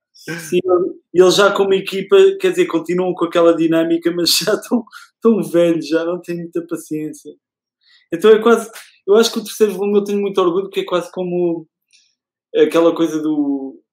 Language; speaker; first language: Portuguese; native; Portuguese